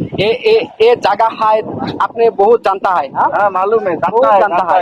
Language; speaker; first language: Hindi; non-native, learner; Bangla